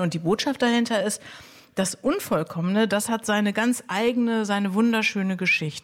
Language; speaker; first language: German; native; German